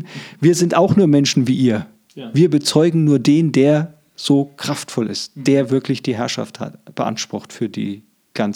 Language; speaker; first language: German; native; German